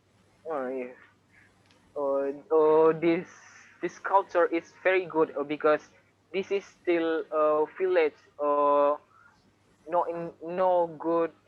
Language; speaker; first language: English; non-native, local second language; Indonesian